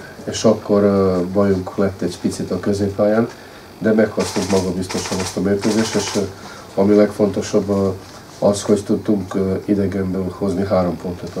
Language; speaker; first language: Hungarian; non-native, fluent; Serbian